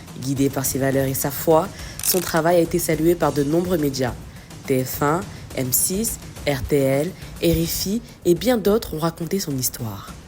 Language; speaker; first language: French; early bilingual, other home language; Wolof